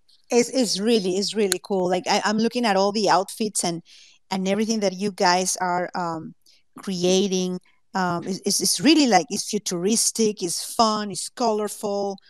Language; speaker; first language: English; non-native, fluent; Spanish